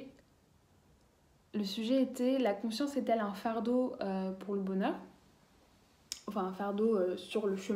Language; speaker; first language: French; native; French